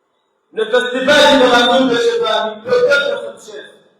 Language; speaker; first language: French; non-native, local second language; Comorian